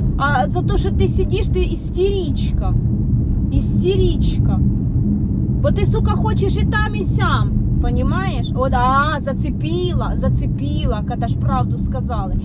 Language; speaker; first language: Ukrainian; non-native, local second language; Russian